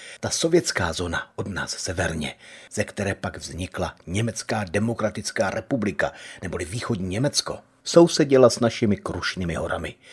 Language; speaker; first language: Czech; native; Czech